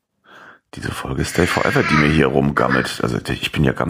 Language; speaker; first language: German; native; German